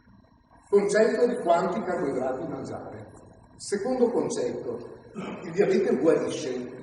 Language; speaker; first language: Italian; native; Italian